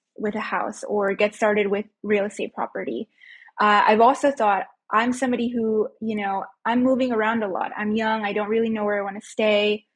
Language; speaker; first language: English; early bilingual, other home language; Spanish